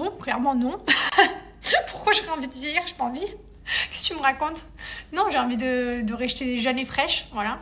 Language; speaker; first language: French; native; French